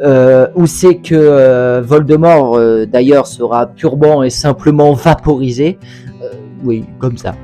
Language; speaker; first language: French; native; French